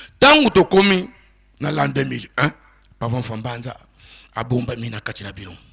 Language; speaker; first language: Lingala; non-native, local second language; Kongo